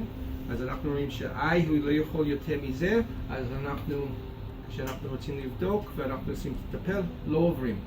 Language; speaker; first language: Hebrew; non-native, fluent; English